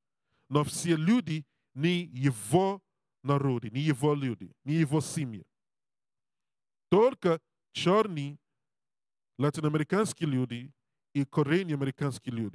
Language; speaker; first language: Russian; non-native, learner; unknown